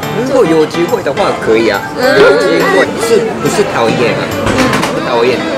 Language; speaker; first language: Chinese; non-native, fluent; Japanese